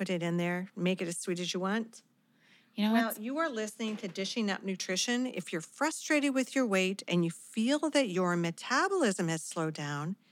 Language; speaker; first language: English; native; English